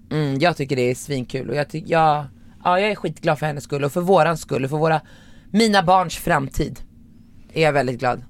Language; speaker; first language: Swedish; early bilingual, other home language; Arabic